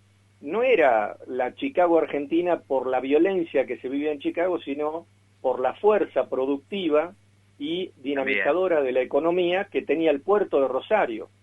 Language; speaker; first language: Spanish; native; Spanish